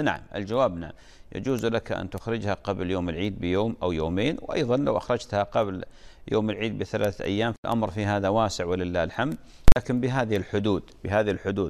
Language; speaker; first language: Arabic; native; Arabic